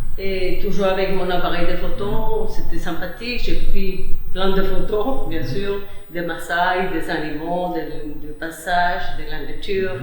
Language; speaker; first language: French; non-native, fluent; Spanish